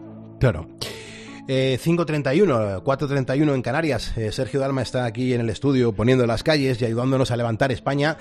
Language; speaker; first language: Spanish; native; Spanish